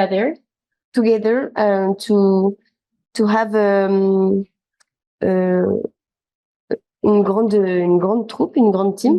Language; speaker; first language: English; non-native, learner; French